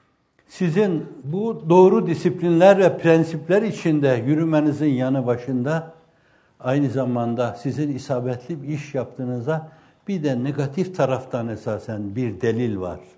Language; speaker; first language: Turkish; native; Turkish